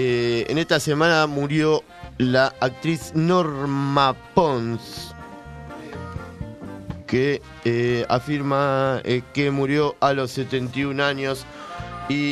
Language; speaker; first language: Spanish; native; Spanish